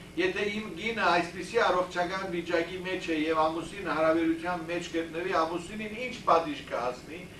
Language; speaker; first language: Armenian; early bilingual, heritage; Armenian